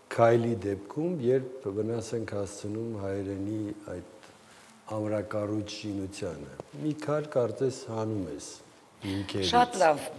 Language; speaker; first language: Armenian; native; Armenian